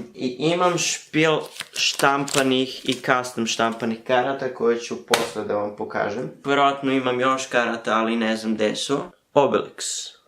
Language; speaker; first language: Bosnian; native; Bosnian